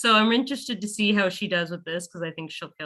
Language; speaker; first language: English; native; English